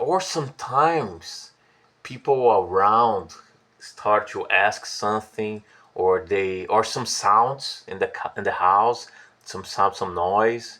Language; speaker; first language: English; non-native, fluent; Portuguese